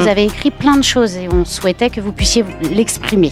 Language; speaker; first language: French; native; French